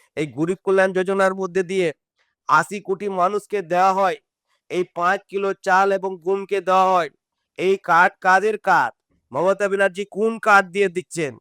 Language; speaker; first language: Bangla; non-native, local second language; Santali